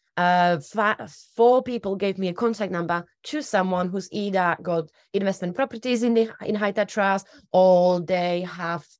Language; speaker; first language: English; non-native, fluent; Slovak